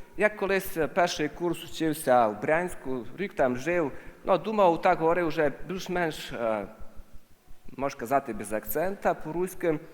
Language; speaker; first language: Ukrainian; native; Ukrainian